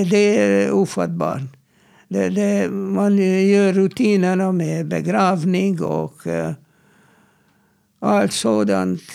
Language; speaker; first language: Swedish; non-native, fluent; Hungarian